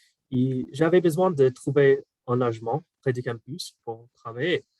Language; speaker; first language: French; non-native, fluent; English